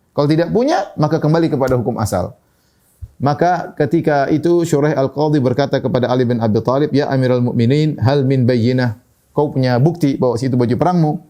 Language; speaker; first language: Indonesian; native; Indonesian